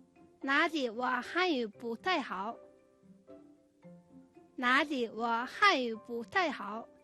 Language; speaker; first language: Chinese; non-native, fluent; Mongolian